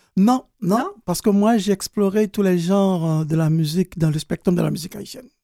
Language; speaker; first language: French; non-native, local second language; Haitian Creole